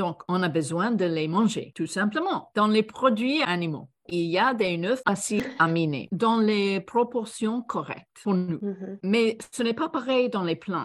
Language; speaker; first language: French; non-native, fluent; English